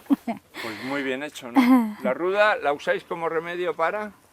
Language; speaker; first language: Spanish; native; Spanish